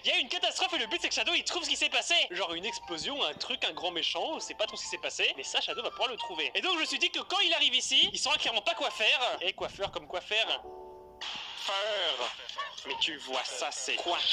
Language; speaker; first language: French; native; French